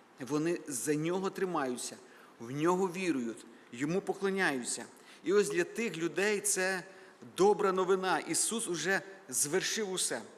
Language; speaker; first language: Ukrainian; native; Ukrainian